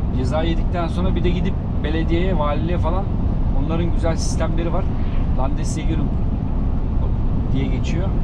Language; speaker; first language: Turkish; native; Turkish